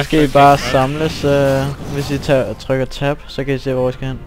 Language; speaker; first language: Danish; native; Danish